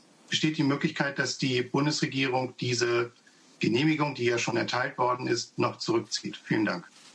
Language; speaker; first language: German; native; German